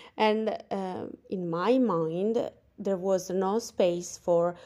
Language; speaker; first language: English; non-native, fluent; Italian